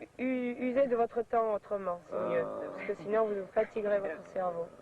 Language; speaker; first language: French; native; French